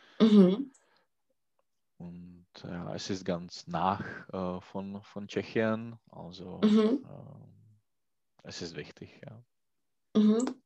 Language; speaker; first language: German; non-native, learner; Czech